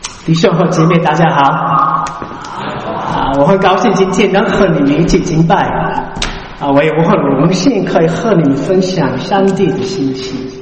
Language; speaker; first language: Chinese; non-native, learner; English